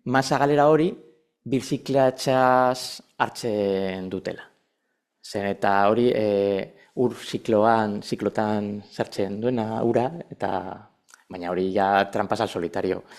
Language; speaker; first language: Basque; non-native, local second language; Spanish